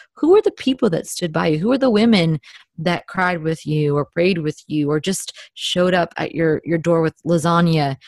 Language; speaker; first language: English; native; English